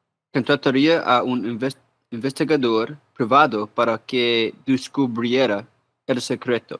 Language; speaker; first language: Spanish; non-native, learner; English